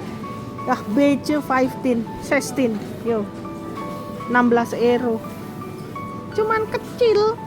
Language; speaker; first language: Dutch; non-native, learner; Indonesian